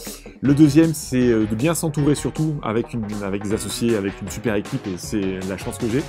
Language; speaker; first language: French; native; French